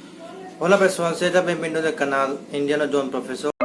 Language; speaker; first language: Portuguese; non-native, learner; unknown